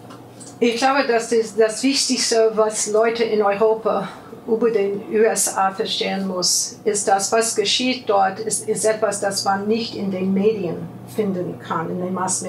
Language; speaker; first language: German; non-native, fluent; English